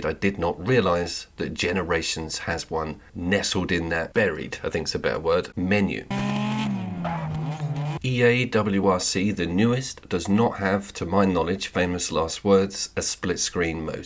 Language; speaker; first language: English; native; English